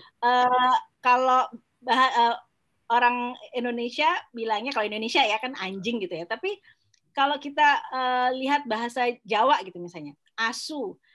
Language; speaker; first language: Indonesian; native; Indonesian